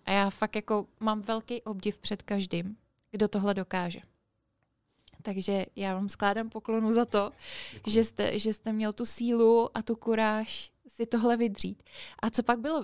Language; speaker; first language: Czech; native; Czech